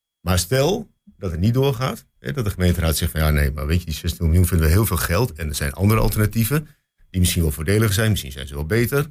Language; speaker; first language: Dutch; native; Dutch